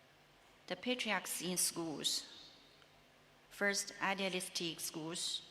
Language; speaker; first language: English; non-native, learner; Chinese